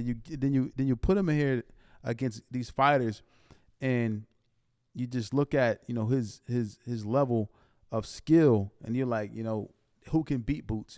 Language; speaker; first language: English; native; English